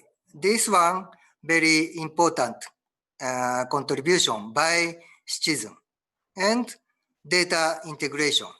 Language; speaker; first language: English; non-native, learner; Japanese